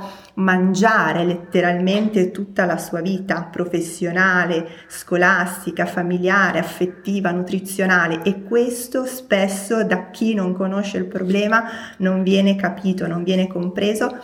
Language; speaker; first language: Italian; native; Italian